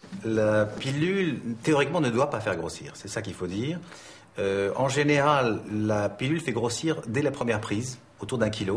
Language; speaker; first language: French; native; French